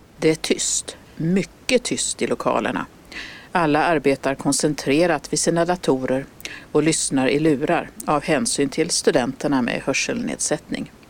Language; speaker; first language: Swedish; native; Swedish